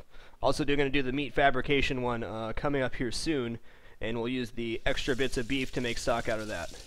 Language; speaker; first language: English; native; English